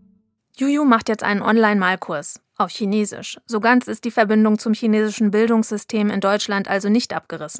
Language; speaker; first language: German; native; German